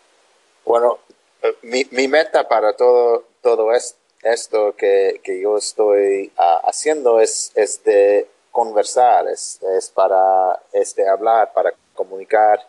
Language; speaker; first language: Spanish; non-native, learner; English